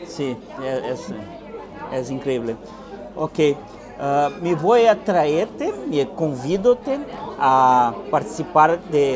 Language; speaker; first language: Spanish; non-native, fluent; Portuguese